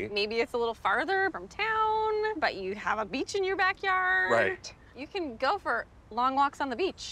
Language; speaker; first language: English; native; English